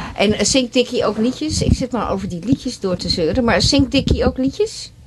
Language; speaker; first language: Dutch; native; Dutch